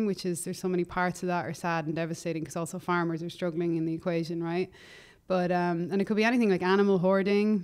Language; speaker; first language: English; native; English